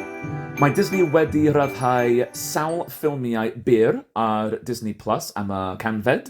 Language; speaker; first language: Welsh; non-native, fluent; English